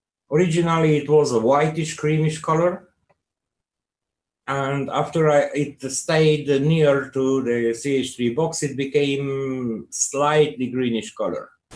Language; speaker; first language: English; non-native, fluent; Hungarian